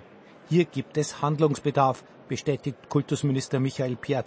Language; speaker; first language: German; native; German